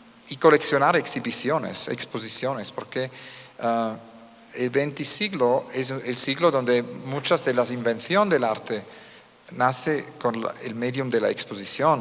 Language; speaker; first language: Spanish; non-native, learner; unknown